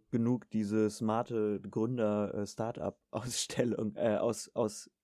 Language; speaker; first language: German; native; German